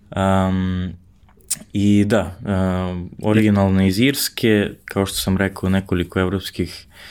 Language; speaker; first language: Serbian; non-native, fluent; English